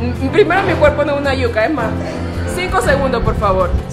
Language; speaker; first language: Spanish; native; Spanish